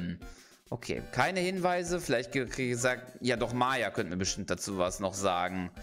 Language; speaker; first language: German; native; German